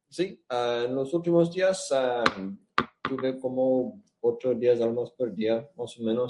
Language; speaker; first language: Spanish; non-native, learner; English